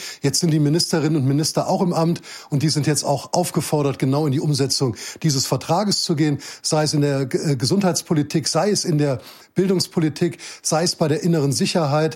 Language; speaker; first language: German; native; German